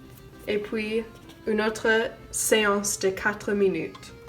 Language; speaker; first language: French; non-native, learner; English